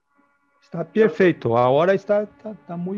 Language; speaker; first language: Spanish; non-native, learner; Portuguese